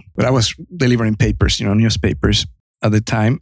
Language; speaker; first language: English; non-native, fluent; Spanish